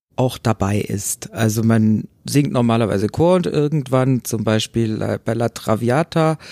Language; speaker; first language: German; native; German